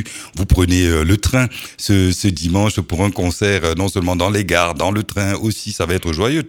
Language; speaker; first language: French; native; French